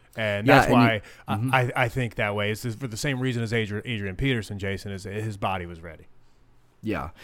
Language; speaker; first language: English; native; English